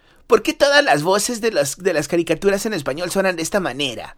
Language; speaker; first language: Spanish; native; Spanish